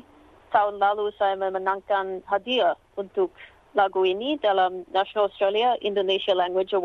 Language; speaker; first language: Indonesian; non-native, learner; English